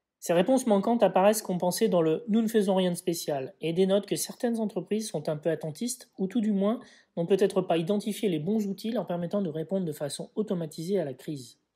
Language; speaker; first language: French; native; French